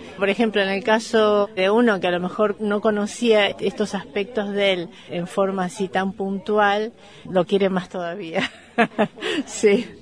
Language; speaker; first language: Spanish; native; Spanish